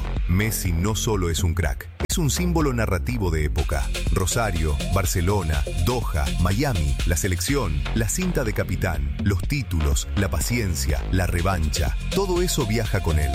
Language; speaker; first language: Spanish; native; Spanish